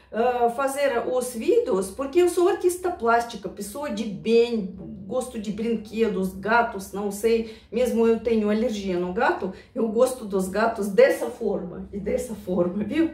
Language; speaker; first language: Portuguese; non-native, fluent; Russian